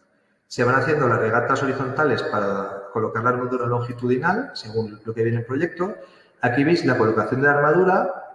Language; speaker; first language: Spanish; native; Spanish